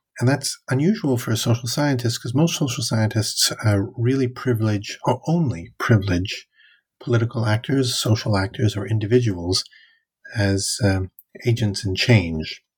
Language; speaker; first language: English; native; English